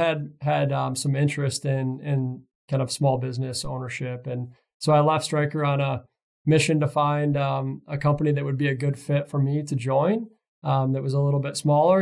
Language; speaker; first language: English; native; English